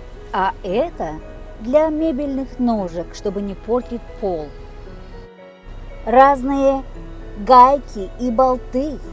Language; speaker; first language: Russian; non-native, local second language; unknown